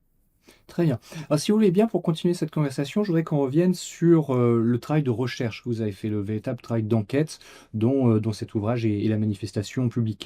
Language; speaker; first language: French; native; French